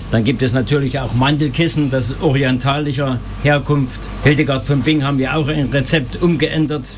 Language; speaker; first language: German; native; German